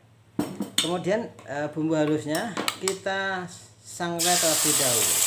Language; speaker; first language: Indonesian; native; Indonesian